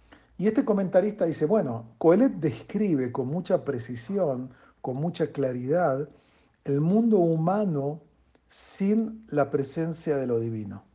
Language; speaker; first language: Spanish; native; Spanish